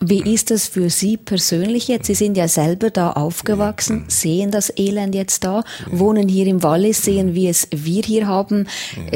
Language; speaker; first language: German; native; German